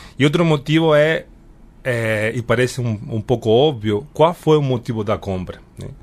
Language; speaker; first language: Portuguese; non-native, fluent; Spanish